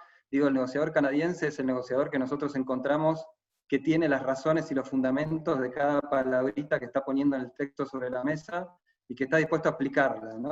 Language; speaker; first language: Spanish; native; Spanish